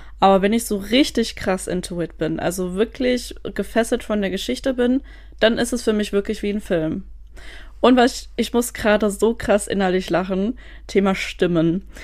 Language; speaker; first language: German; native; German